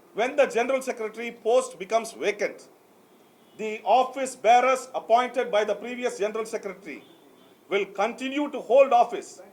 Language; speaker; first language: English; non-native, local second language; Tamil